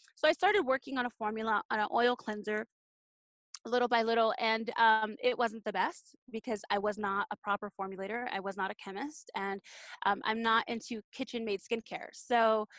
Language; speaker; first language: English; native; English